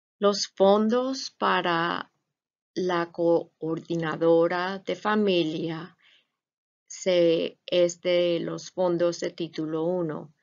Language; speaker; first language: Spanish; non-native, fluent; English